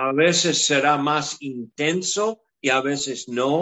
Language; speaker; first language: Spanish; non-native, fluent; English